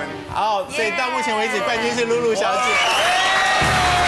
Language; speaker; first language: Chinese; native; Chinese